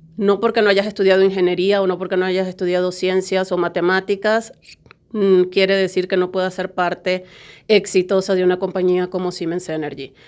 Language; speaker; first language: Spanish; native; Spanish